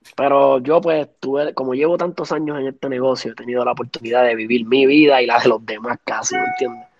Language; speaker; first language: Spanish; native; Spanish